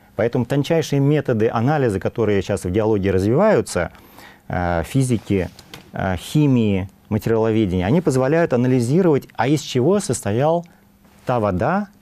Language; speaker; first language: Russian; native; Russian